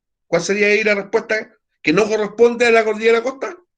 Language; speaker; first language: Spanish; native; Spanish